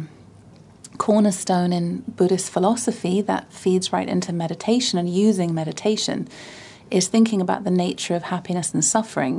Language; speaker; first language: English; native; English